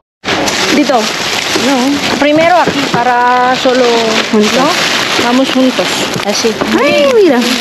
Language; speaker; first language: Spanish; non-native, learner; Filipino